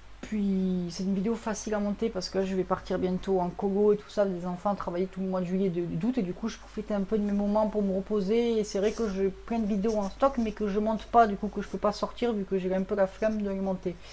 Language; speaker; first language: French; native; French